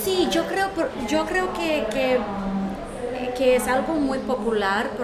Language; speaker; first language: Spanish; early bilingual, heritage; Spanish